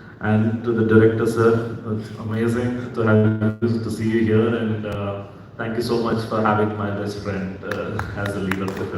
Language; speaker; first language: English; non-native, local second language; Malayalam